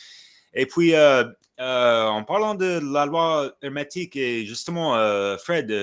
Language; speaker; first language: French; non-native, fluent; English